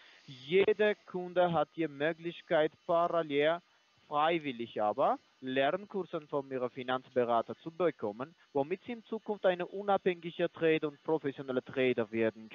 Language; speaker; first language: German; non-native, fluent; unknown